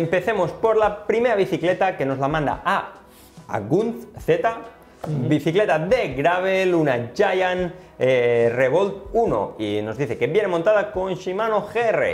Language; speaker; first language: Spanish; native; Spanish